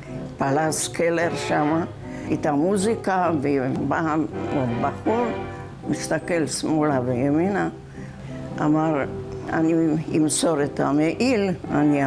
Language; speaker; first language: Hebrew; non-native, fluent; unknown